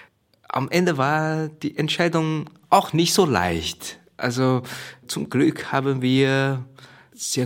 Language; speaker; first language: German; non-native, fluent; Chinese